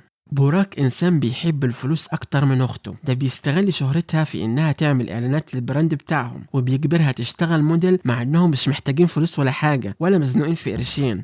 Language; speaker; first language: Arabic; native; Arabic